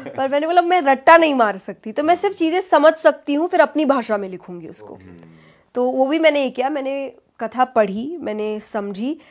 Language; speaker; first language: Hindi; native; Hindi